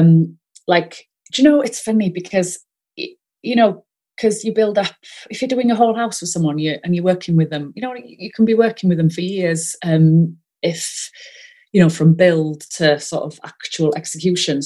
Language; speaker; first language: English; non-native, local second language; Welsh